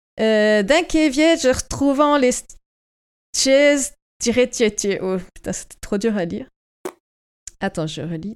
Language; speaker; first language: French; native; French